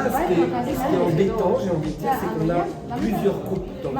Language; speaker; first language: French; native; French